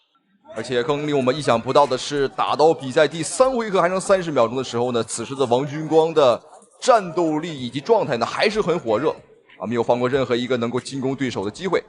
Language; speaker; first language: Chinese; native; Chinese